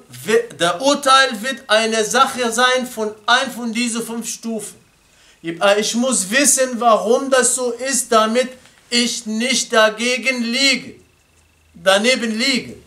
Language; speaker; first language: German; non-native, fluent; Arabic